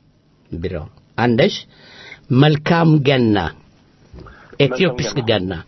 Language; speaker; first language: Swedish; non-native, fluent; Amharic